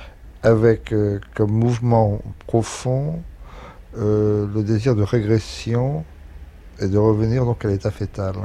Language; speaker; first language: French; native; French